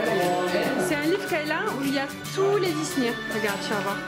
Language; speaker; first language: French; native; French